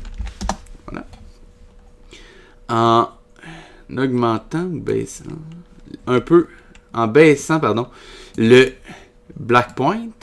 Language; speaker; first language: French; native; French